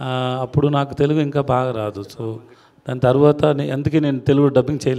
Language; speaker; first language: Telugu; non-native, learner; Tamil